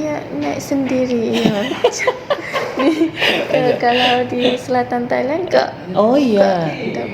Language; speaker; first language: Indonesian; non-native, learner; Malay